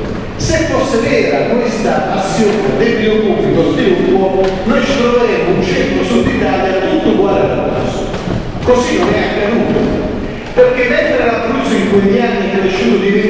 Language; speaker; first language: Italian; native; Italian